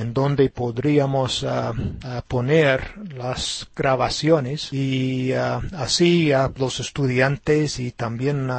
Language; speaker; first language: Spanish; non-native, fluent; English